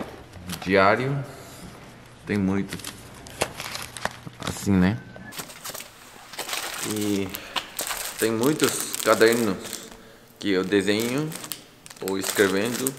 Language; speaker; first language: Portuguese; non-native, learner; Korean